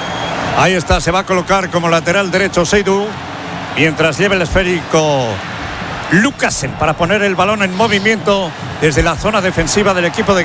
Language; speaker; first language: Spanish; native; Spanish